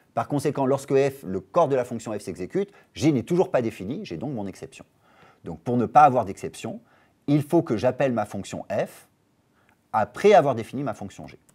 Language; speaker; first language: French; native; French